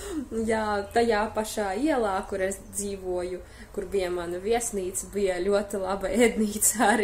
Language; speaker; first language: Latvian; non-native, fluent; Russian